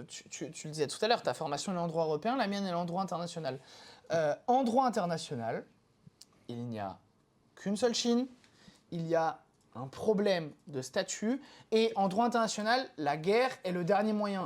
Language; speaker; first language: French; native; French